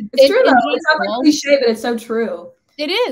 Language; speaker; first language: English; native; English